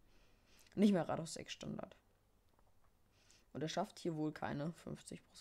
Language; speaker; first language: German; native; German